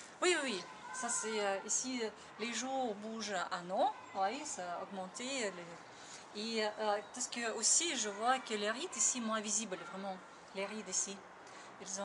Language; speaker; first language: French; non-native, learner; Russian